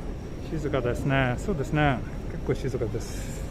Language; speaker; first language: Japanese; non-native, fluent; Swedish